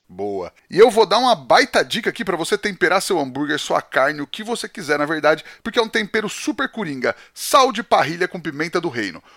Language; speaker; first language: Portuguese; native; Portuguese